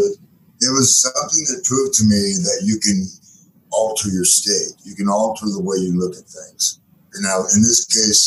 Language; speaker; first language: English; native; English